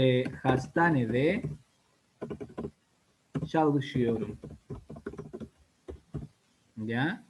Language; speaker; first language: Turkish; non-native, learner; Spanish